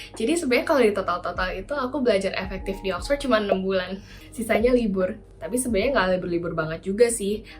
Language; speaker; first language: Indonesian; native; Indonesian